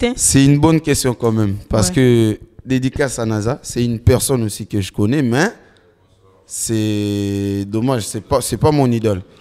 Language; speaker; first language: French; non-native, local second language; Lingala